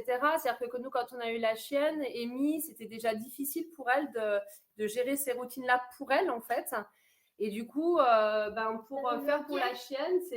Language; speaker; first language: French; native; French